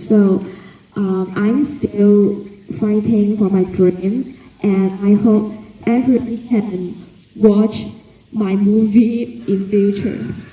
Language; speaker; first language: English; non-native, fluent; Cantonese